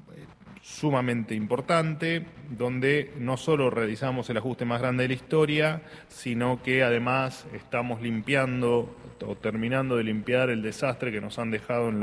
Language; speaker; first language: Spanish; native; Spanish